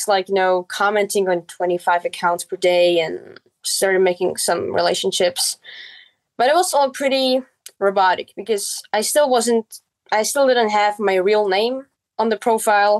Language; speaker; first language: English; non-native, fluent; Czech